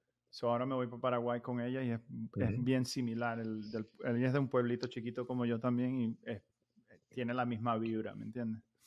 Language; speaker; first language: Spanish; native; Spanish